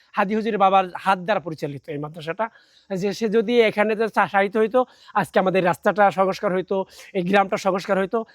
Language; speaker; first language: Bangla; native; Bangla